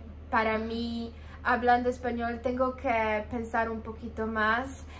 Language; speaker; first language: Spanish; non-native, fluent; Polish